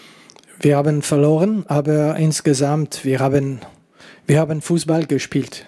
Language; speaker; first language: German; non-native, local second language; French